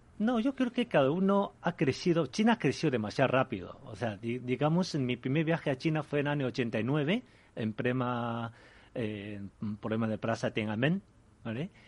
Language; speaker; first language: Spanish; early bilingual, other home language; Chinese